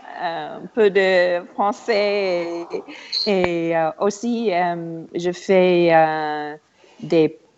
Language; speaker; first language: French; non-native, learner; English